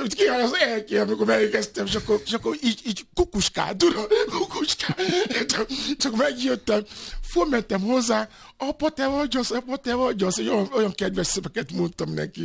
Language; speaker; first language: Hungarian; non-native, fluent; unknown